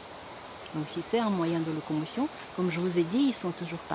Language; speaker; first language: French; non-native, fluent; Russian